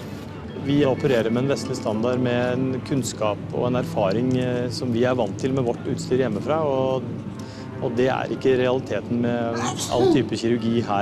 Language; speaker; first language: Norwegian; native; Norwegian